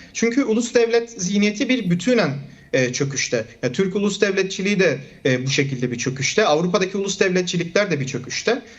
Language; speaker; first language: Turkish; non-native, local second language; Kurdish